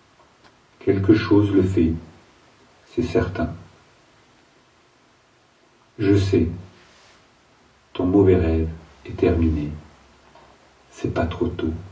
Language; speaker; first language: French; native; French